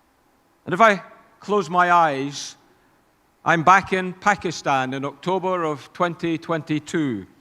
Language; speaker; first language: English; native; English